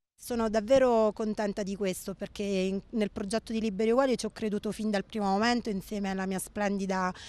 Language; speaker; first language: Italian; native; Italian